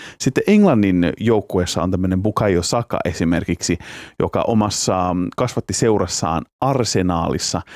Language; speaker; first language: Finnish; native; Finnish